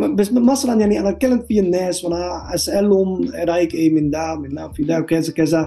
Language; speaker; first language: Arabic; non-native, learner; Dutch